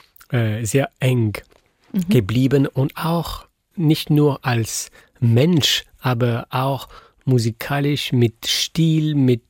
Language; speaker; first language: German; non-native, fluent; French